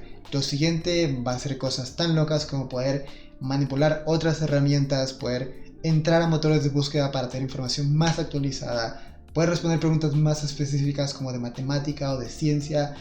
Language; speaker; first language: Spanish; native; Spanish